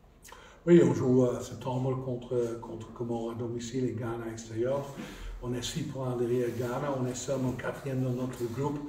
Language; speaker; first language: French; non-native, fluent; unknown